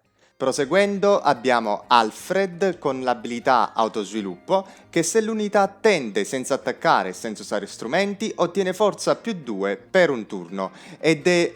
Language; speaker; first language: Italian; native; Italian